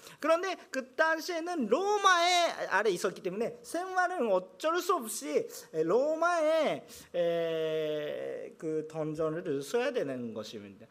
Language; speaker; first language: Korean; non-native, fluent; Japanese